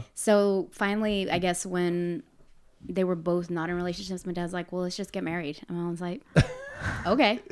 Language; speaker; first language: English; native; English